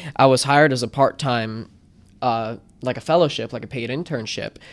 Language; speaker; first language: English; native; English